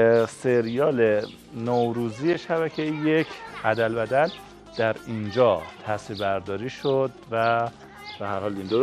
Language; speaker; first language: Persian; native; Persian